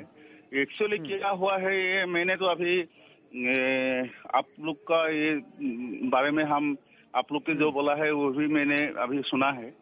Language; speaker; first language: Hindi; non-native, local second language; Assamese